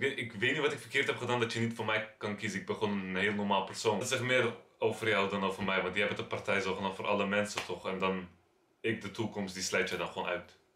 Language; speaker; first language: Dutch; early bilingual, other home language; Turkish